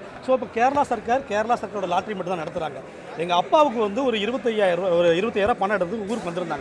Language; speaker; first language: Tamil; native; Tamil